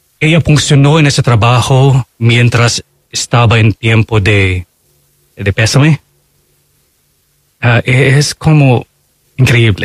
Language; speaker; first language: Spanish; non-native, fluent; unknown